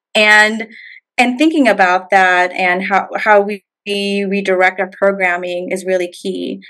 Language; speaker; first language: English; native; English